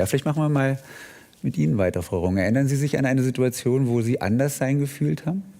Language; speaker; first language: German; native; German